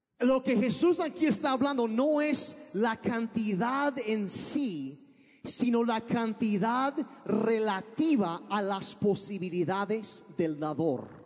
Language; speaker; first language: Spanish; early bilingual, other home language; English